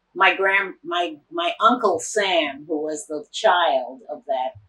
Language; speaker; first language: English; native; English